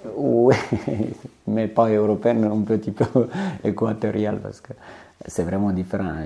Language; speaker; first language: French; non-native, fluent; Romanian